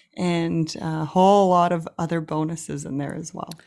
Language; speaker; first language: English; native; English